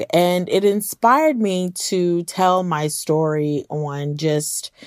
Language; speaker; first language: English; early bilingual, other home language; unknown